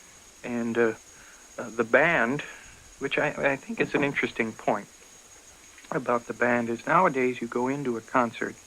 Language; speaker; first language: English; native; English